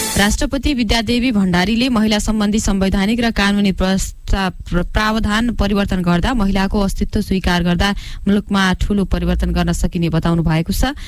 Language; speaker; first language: Nepali; native; Nepali